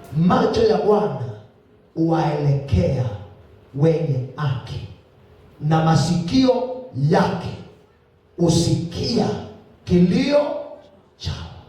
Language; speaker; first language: Swahili; non-native, local second language; Kamba